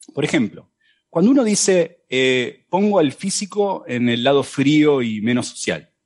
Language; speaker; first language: Spanish; native; Spanish